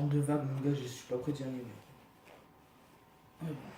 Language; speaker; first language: French; native; French